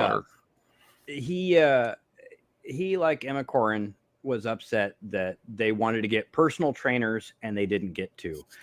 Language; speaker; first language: English; native; English